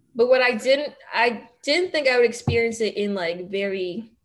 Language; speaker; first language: English; native; English